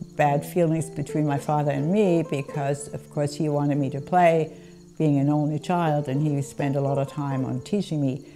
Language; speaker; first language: English; non-native, fluent; German